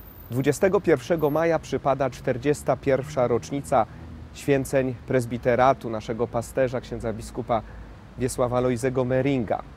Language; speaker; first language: Polish; native; Polish